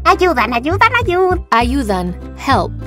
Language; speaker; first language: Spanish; non-native, learner; English